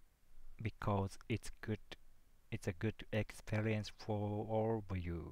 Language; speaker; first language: English; non-native, learner; Japanese